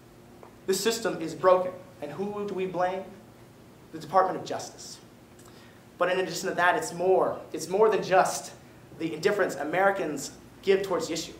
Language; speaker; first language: English; native; English